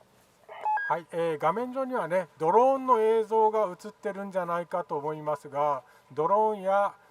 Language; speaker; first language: Japanese; native; Japanese